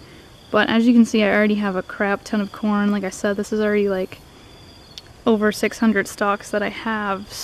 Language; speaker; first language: English; native; English